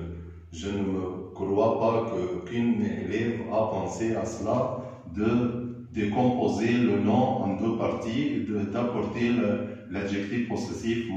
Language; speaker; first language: French; non-native, fluent; Arabic